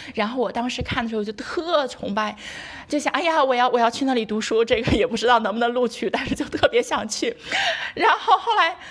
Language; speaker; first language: Chinese; native; Chinese